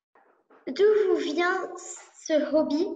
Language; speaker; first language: French; early bilingual, heritage; French